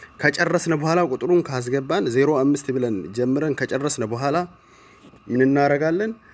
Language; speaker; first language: Amharic; non-native, local second language; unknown